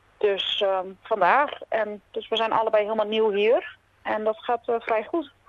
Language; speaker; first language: Dutch; native; Dutch